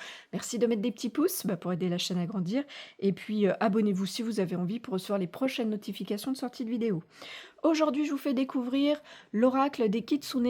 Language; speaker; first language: French; native; French